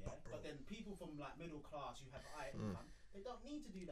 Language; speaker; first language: English; native; English